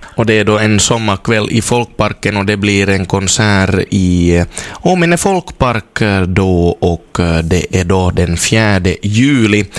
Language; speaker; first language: Swedish; native; Swedish